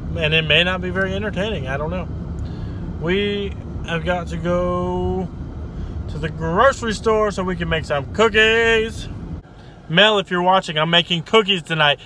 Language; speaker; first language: English; native; English